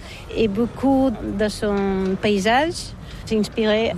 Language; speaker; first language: French; non-native, fluent; Catalan